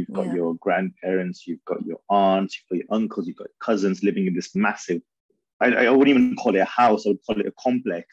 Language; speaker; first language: English; early bilingual, other home language; Urdu